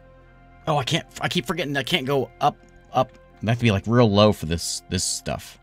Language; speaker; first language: English; native; English